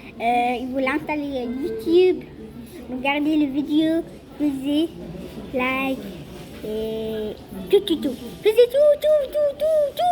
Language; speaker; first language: French; non-native, learner; Arabic